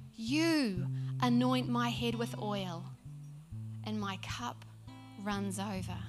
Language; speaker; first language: English; native; English